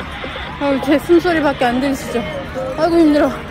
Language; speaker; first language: Korean; native; Korean